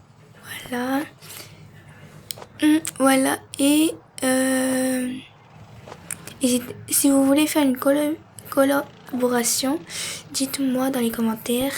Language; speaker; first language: French; native; French